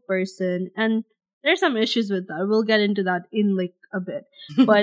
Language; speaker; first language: English; non-native, local second language; Bangla